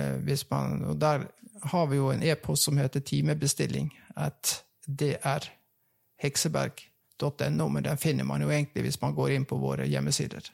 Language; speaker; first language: Norwegian; native; Norwegian